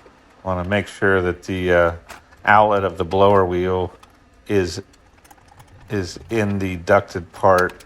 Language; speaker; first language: English; native; English